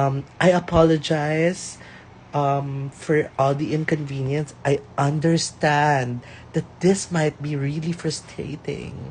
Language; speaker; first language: English; non-native, local second language; Filipino